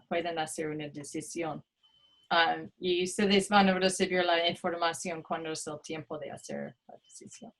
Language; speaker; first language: Spanish; non-native, fluent; English